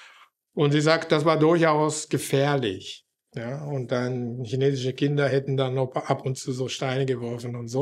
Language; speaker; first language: German; non-native, fluent; Japanese